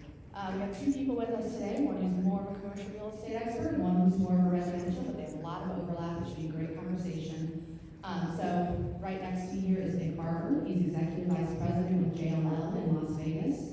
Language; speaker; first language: English; native; English